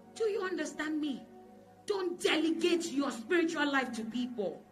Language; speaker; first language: English; non-native, local second language; Igbo